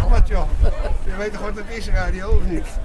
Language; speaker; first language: Dutch; native; Dutch